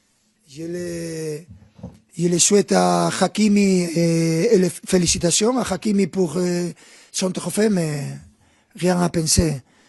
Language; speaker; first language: French; non-native, fluent; Spanish